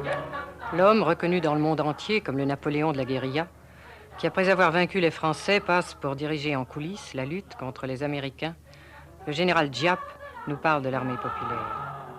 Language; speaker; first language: French; native; French